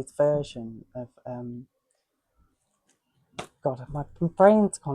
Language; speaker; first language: English; native; English